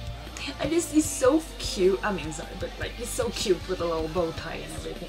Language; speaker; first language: English; non-native, fluent; Swedish